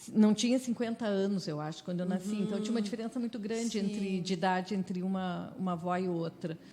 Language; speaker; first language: Portuguese; native; Portuguese